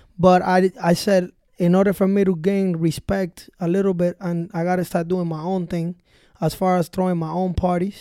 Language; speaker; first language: English; early bilingual, other home language; Spanish